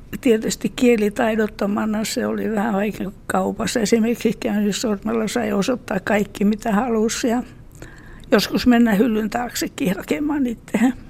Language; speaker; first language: Finnish; native; Finnish